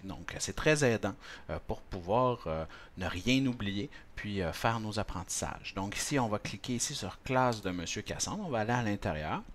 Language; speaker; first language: French; native; French